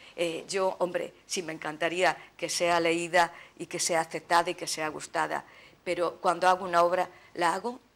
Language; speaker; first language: Spanish; native; Spanish